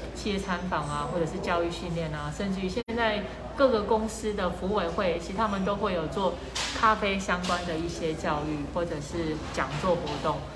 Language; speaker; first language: Chinese; native; Chinese